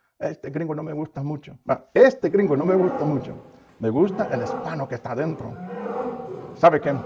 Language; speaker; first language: Spanish; non-native, fluent; English